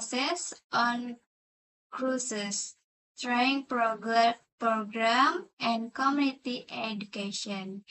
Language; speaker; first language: English; non-native, learner; Indonesian